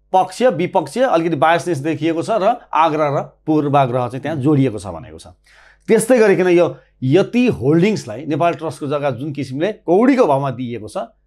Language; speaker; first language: Nepali; native; Nepali